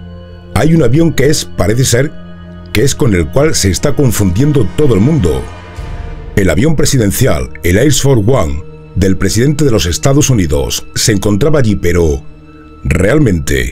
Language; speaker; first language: Spanish; native; Spanish